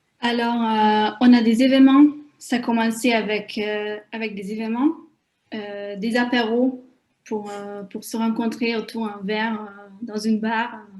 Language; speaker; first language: French; non-native, fluent; Hungarian